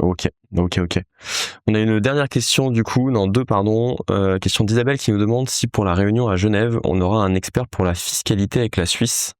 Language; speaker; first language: French; native; French